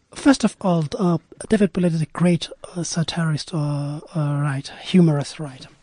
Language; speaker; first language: English; non-native, local second language; Zulu